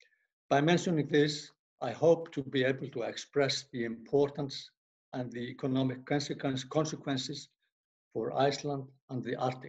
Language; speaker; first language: English; non-native, fluent; Icelandic